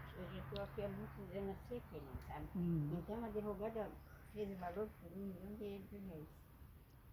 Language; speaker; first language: Portuguese; native; Portuguese